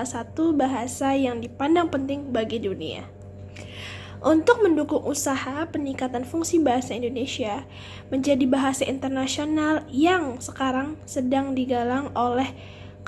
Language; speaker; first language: Indonesian; native; Indonesian